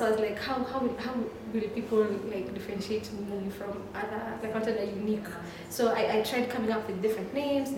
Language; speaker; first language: English; non-native, local second language; Swahili